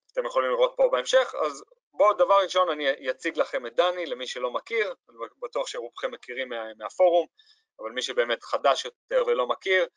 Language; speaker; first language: Hebrew; native; Hebrew